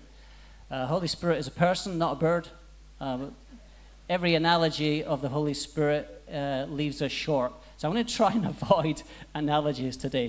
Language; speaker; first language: English; native; English